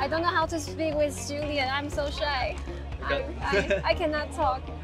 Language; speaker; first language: English; non-native, learner; Chinese